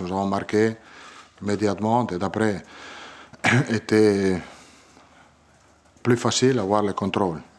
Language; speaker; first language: French; non-native, learner; Italian